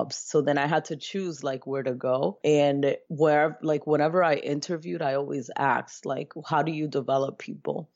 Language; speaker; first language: English; native; English